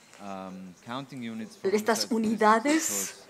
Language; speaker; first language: Spanish; non-native, learner; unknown